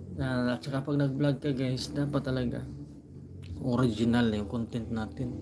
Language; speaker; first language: Filipino; non-native, local second language; Cebuano